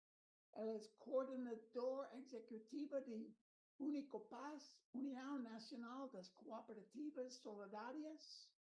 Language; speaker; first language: Portuguese; non-native, learner; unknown